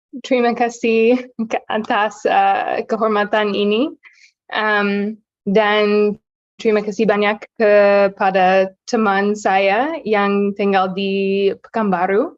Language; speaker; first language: Indonesian; non-native, learner; English